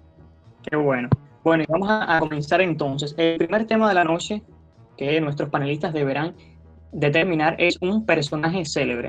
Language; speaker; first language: Spanish; native; Spanish